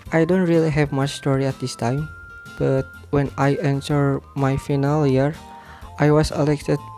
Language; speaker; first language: English; non-native, learner; Indonesian